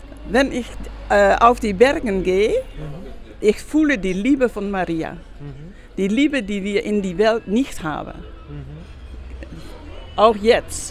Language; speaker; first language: German; non-native, learner; Dutch